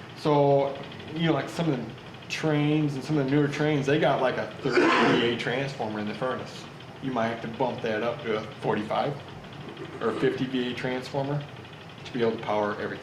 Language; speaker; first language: English; native; English